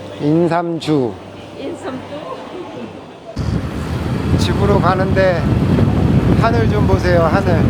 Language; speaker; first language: Korean; native; Korean